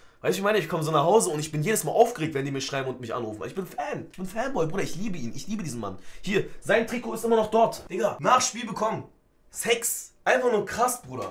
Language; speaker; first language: German; early bilingual, other home language; Turkish